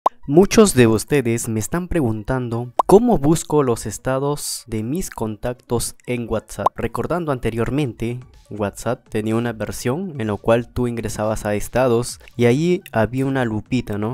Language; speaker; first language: Spanish; native; Spanish